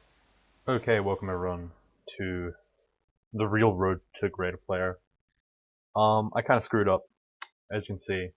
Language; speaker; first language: English; native; English